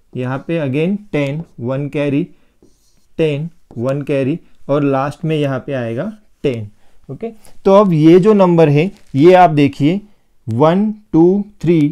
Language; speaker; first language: Hindi; non-native, local second language; Marathi